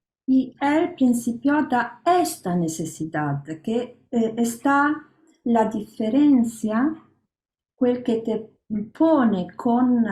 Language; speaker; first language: Spanish; non-native, learner; Italian